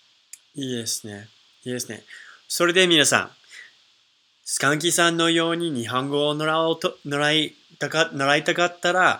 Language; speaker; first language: Japanese; non-native, fluent; English